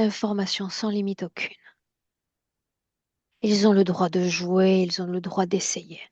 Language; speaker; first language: French; native; French